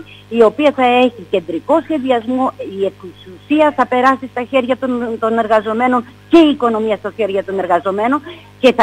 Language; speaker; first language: Greek; native; Greek